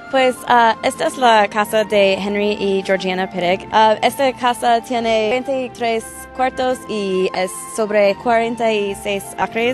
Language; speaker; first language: Spanish; early bilingual, heritage; Spanish